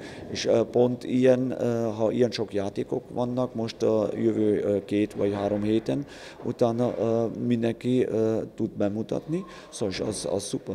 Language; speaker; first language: Hungarian; non-native, learner; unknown